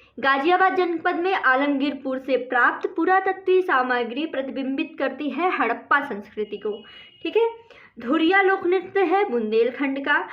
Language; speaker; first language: Hindi; native; Hindi